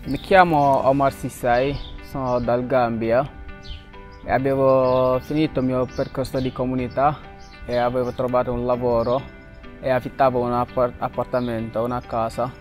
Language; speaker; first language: Italian; non-native, fluent; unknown